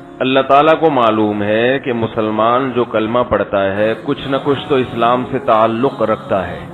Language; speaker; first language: Urdu; non-native, local second language; Pashto